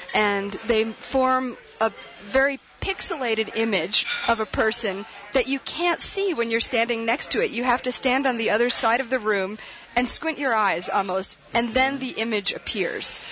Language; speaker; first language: English; native; English